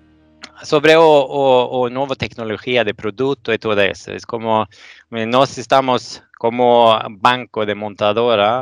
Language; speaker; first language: Portuguese; non-native, fluent; Swedish